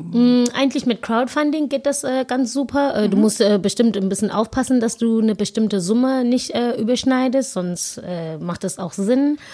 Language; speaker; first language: German; non-native, fluent; Zulu